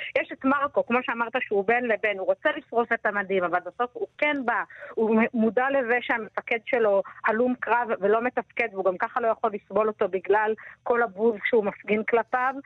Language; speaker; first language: Hebrew; native; Hebrew